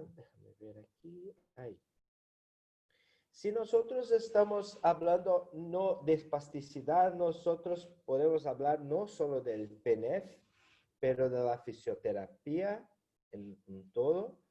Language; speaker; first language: Spanish; non-native, fluent; Portuguese